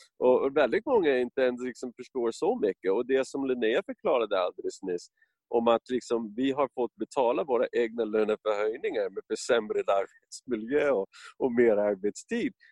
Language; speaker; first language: Swedish; non-native, fluent; English